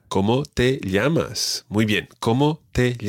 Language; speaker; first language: Spanish; non-native, fluent; English